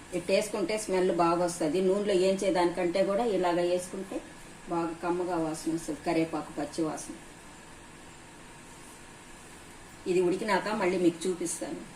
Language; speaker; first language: Telugu; native; Telugu